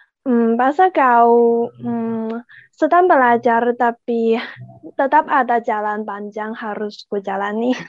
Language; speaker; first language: Indonesian; non-native, learner; Chinese